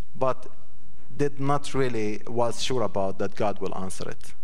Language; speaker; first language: English; non-native, fluent; Arabic